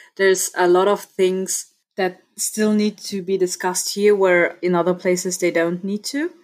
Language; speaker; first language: English; non-native, fluent; German